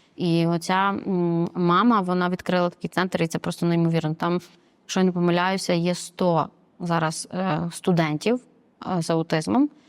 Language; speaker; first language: Ukrainian; native; Ukrainian